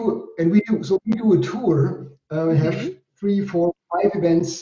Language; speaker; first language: English; non-native, fluent; German